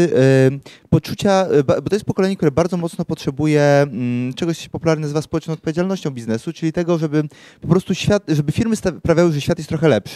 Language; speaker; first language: Polish; native; Polish